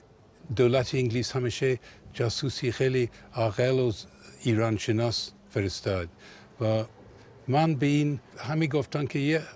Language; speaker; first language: Persian; non-native, fluent; English